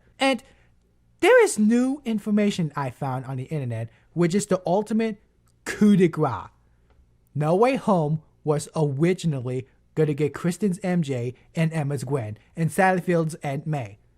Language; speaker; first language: English; native; English